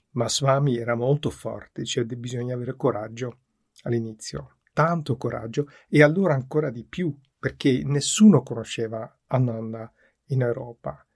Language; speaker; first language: Italian; non-native, fluent; Dutch